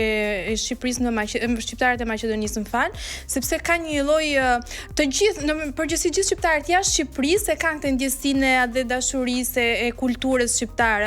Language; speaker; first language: Albanian; native; Albanian